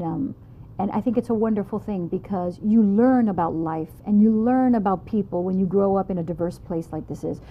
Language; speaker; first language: English; native; English